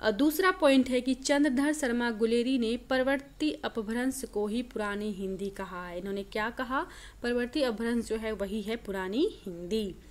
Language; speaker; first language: Hindi; native; Hindi